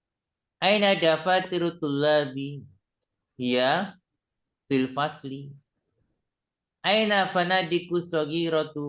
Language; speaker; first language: Arabic; non-native, learner; Indonesian